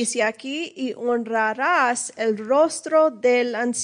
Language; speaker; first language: Spanish; early bilingual, heritage; English